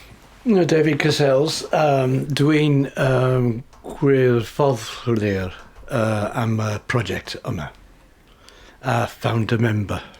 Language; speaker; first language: Welsh; non-native, learner; English